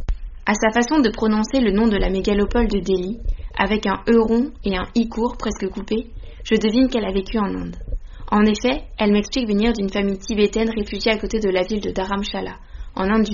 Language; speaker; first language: French; native; French